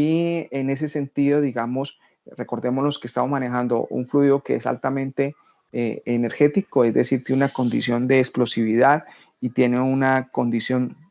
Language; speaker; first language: Spanish; native; Spanish